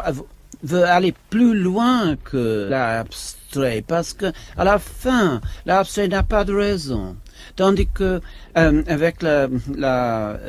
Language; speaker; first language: French; non-native, fluent; English